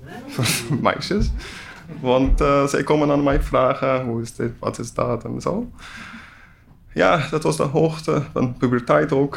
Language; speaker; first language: Dutch; non-native, learner; Persian